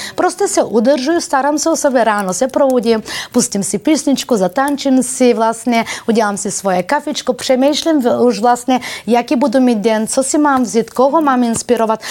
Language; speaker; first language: Czech; non-native, fluent; Bulgarian